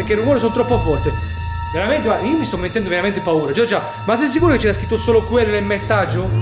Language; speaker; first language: Italian; native; Italian